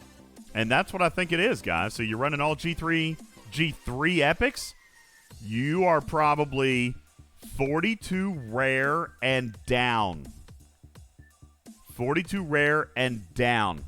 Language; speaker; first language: English; native; English